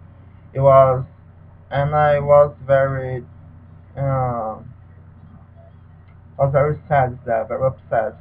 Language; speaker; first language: English; non-native, learner; Portuguese